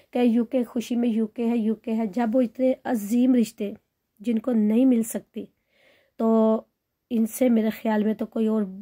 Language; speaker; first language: Urdu; non-native, local second language; Punjabi